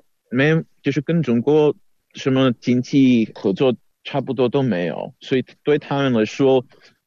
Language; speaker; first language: Chinese; non-native, fluent; Czech